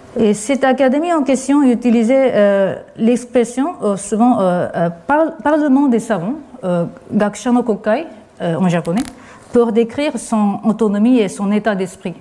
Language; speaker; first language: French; non-native, fluent; Japanese